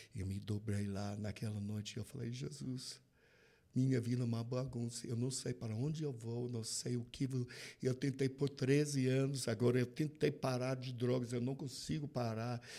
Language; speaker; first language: Portuguese; non-native, fluent; English